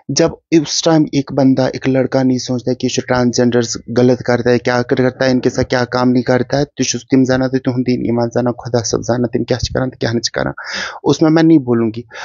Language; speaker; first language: Hindi; non-native, local second language; Kashmiri